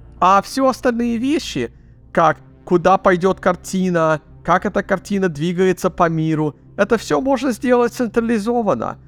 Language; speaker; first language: Russian; early bilingual, heritage; Russian